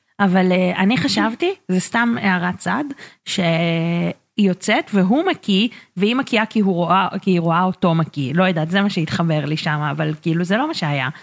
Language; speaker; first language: Hebrew; native; Hebrew